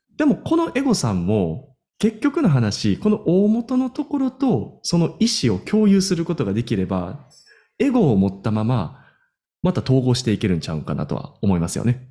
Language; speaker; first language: Japanese; native; Japanese